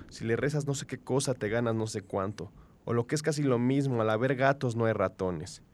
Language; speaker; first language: Spanish; native; Spanish